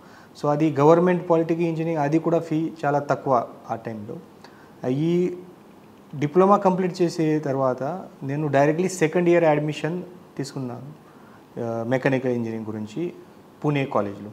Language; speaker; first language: Telugu; non-native, learner; Marathi